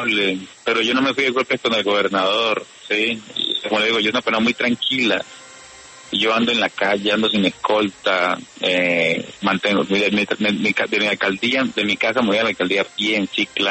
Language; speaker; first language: Spanish; native; Spanish